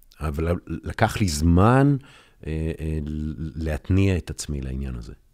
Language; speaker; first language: Hebrew; native; Hebrew